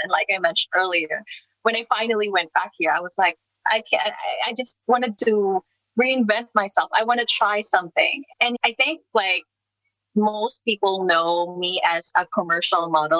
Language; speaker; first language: English; non-native, local second language; Filipino